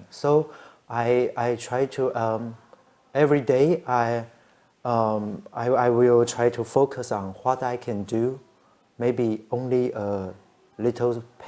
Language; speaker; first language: English; non-native, fluent; Chinese